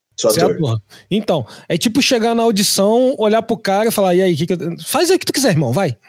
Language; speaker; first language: Portuguese; native; Portuguese